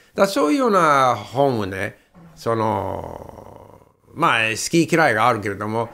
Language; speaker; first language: Japanese; non-native, fluent; English